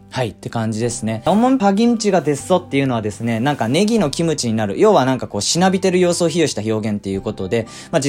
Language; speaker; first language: Japanese; native; Japanese